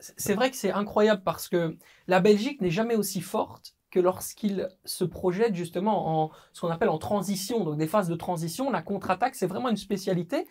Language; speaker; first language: French; native; French